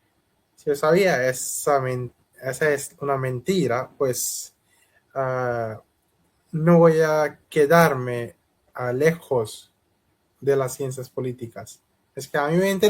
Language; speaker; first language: Spanish; non-native, learner; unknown